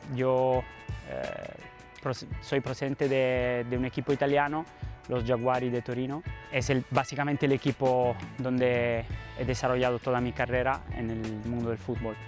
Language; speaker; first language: Spanish; non-native, fluent; Italian